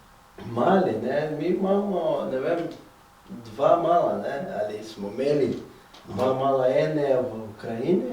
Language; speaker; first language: Slovenian; non-native, fluent; Portuguese